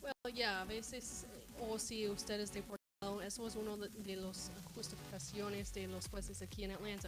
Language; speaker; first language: Spanish; non-native, fluent; English